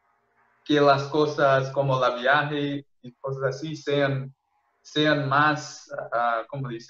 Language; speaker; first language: Spanish; non-native, fluent; Portuguese